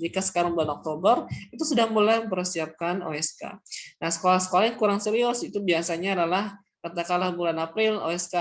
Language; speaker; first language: Indonesian; non-native, local second language; Minangkabau